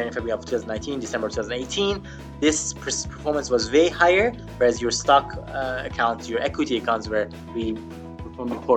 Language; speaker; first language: English; non-native, fluent; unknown